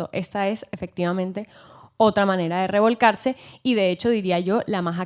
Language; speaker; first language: Spanish; native; Spanish